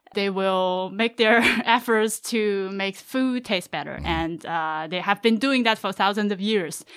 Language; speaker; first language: English; non-native, fluent; Chinese